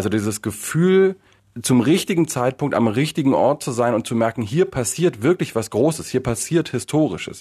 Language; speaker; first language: German; native; German